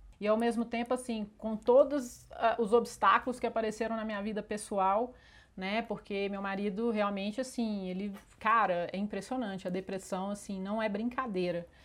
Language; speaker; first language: Portuguese; native; Portuguese